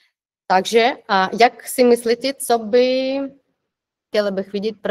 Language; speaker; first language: Czech; non-native, fluent; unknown